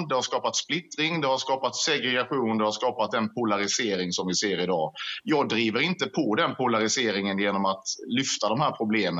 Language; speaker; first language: Swedish; native; Swedish